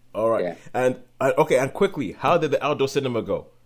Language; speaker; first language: English; non-native, local second language; Yoruba